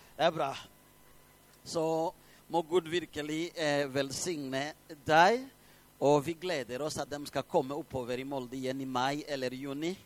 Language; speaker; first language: Norwegian; non-native, fluent; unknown